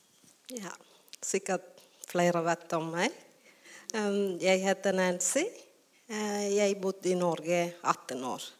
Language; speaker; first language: Norwegian; non-native, learner; Tamil